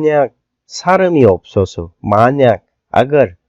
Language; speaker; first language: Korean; non-native, fluent; Urdu